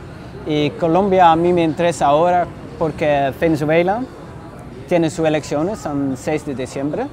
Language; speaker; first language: Spanish; non-native, fluent; Dutch